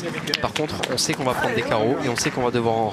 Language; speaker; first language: French; native; French